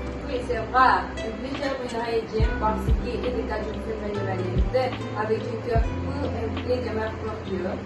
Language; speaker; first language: French; non-native, learner; Spanish